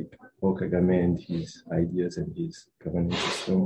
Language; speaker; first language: English; non-native, local second language; Kinyarwanda